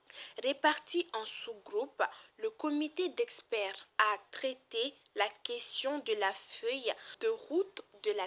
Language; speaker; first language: French; non-native, local second language; Bambara